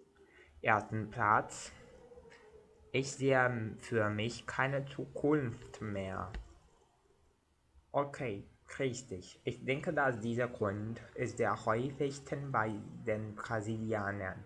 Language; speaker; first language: German; non-native, learner; Portuguese